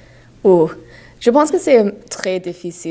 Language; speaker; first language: French; non-native, learner; English